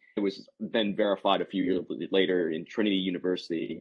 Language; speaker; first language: English; native; English